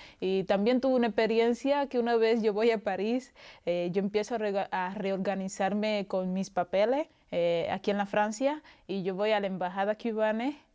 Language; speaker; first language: Spanish; non-native, local second language; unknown